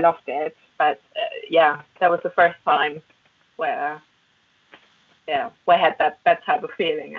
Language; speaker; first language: English; non-native, fluent; German